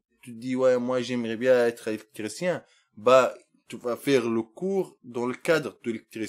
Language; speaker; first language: French; non-native, learner; Arabic